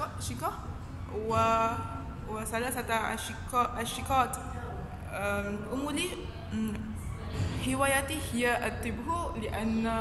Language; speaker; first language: Arabic; non-native, learner; Malay